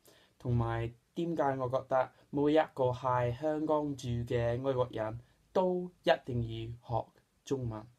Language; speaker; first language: Cantonese; non-native, fluent; English